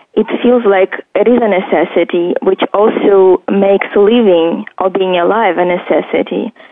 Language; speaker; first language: English; non-native, fluent; Ukrainian